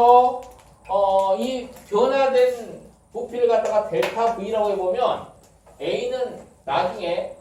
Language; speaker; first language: Korean; native; Korean